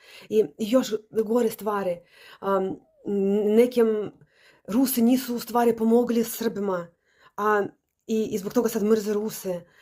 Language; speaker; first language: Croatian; non-native, learner; Russian